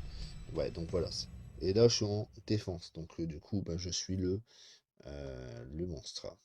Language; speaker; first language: French; native; French